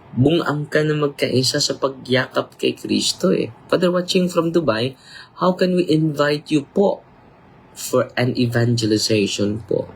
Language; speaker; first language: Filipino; non-native, local second language; Cebuano